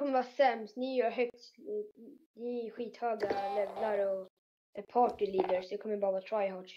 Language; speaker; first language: Swedish; early bilingual, other home language; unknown